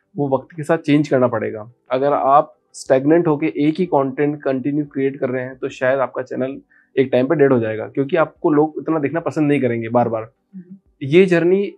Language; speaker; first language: Hindi; native; Hindi